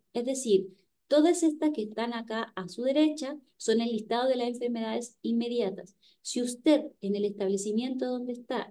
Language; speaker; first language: Spanish; native; Spanish